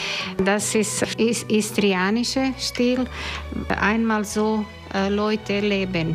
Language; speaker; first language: German; non-native, learner; Croatian